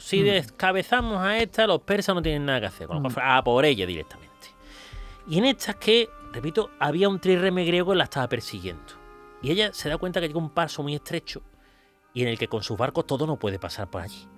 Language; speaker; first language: Spanish; native; Spanish